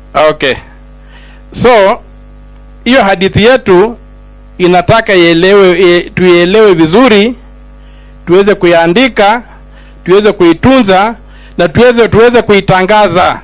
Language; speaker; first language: Swahili; non-native, local second language; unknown